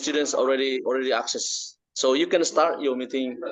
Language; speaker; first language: English; non-native, learner; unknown